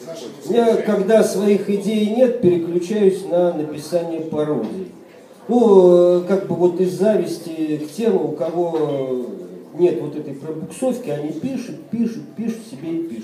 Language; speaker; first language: Russian; native; Russian